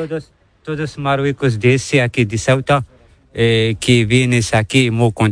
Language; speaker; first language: Spanish; non-native, learner; Arabic